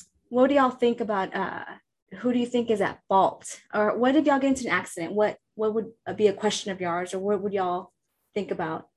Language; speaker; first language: English; early bilingual, other home language; Spanish